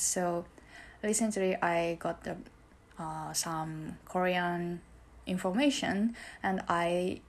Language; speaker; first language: English; non-native, learner; Japanese